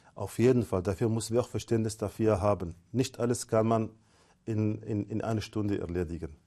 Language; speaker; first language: German; non-native, fluent; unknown